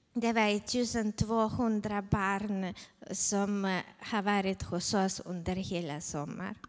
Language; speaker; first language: Swedish; non-native, fluent; Ukrainian